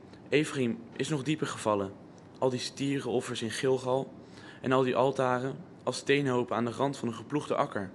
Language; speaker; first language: Dutch; native; Dutch